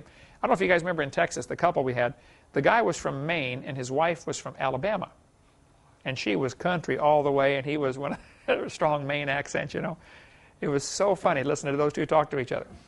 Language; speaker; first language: English; native; English